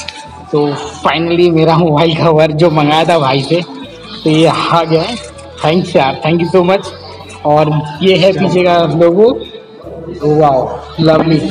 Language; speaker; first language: Hindi; native; Hindi